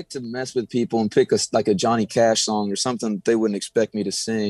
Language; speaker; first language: English; native; English